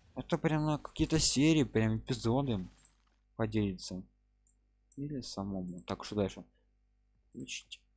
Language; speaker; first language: Russian; non-native, local second language; Ukrainian